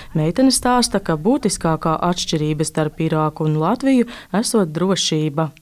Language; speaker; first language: Latvian; native; Latvian